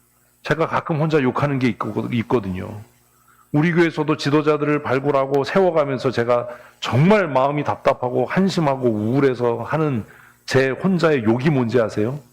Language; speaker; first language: Korean; native; Korean